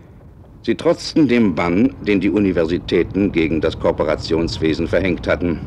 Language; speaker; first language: German; native; German